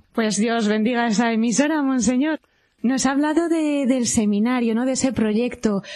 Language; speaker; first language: Spanish; native; Spanish